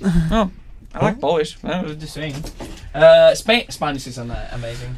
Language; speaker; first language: English; non-native, fluent; Greek